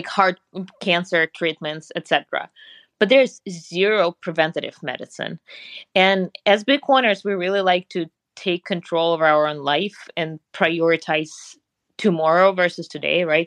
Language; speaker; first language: English; non-native, fluent; Russian